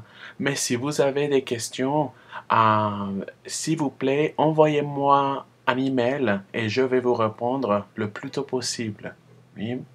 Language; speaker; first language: French; non-native, fluent; Spanish